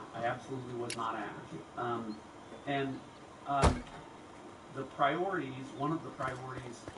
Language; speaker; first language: English; native; English